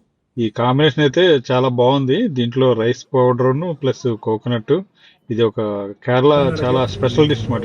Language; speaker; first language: Telugu; native; Telugu